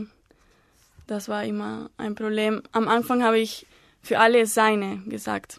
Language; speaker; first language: German; non-native, learner; Spanish